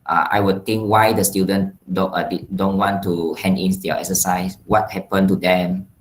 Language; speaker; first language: English; non-native, local second language; Malay